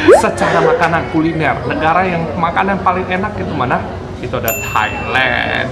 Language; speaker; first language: Indonesian; native; Indonesian